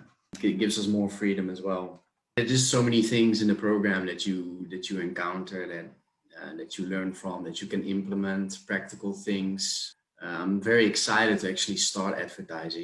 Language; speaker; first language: English; non-native, fluent; Dutch